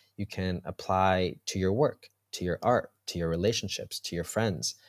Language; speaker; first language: English; early bilingual, heritage; Spanish